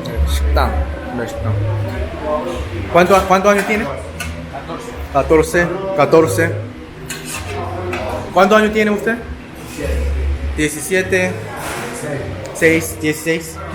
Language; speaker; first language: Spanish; non-native, learner; Korean